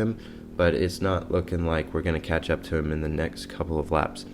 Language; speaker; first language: English; native; English